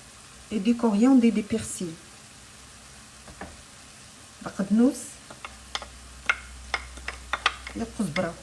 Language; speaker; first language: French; non-native, local second language; Arabic